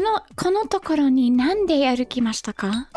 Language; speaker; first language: Japanese; non-native, learner; English